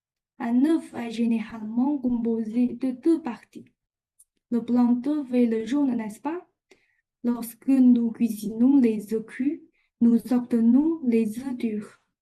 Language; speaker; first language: French; non-native, fluent; Chinese